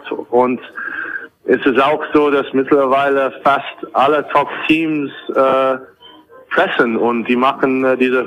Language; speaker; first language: German; non-native, fluent; English